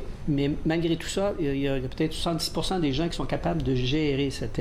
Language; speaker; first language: French; native; French